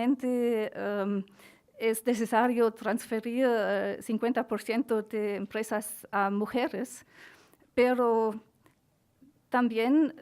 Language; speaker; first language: Spanish; non-native, fluent; German